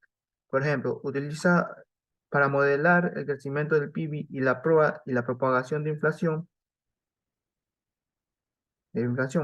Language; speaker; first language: Spanish; native; Spanish